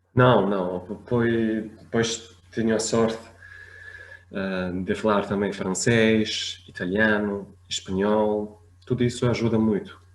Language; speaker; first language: Portuguese; non-native, fluent; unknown